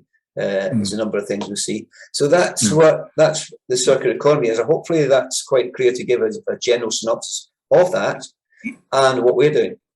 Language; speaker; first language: English; native; English